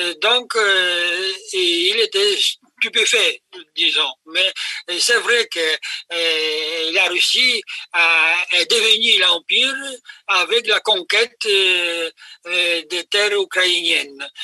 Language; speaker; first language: French; non-native, fluent; Polish